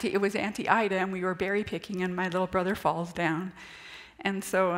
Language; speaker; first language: English; native; English